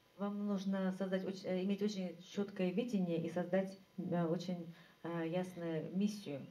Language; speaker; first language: Russian; native; Russian